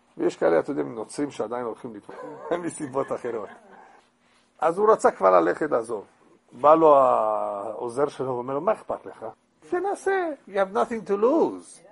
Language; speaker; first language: Hebrew; non-native, fluent; English